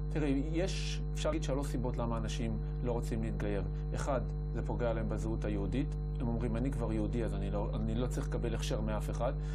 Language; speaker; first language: Hebrew; native; Hebrew